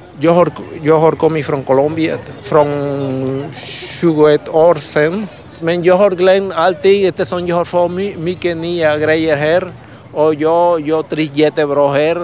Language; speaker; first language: Swedish; early bilingual, other home language; Spanish